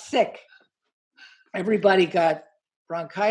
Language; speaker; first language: English; native; English